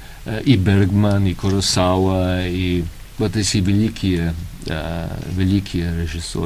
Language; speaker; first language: Russian; early bilingual, heritage; Russian